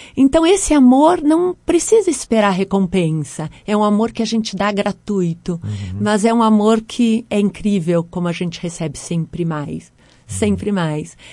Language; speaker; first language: Portuguese; native; Portuguese